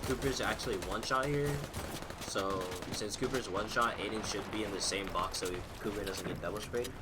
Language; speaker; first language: English; native; English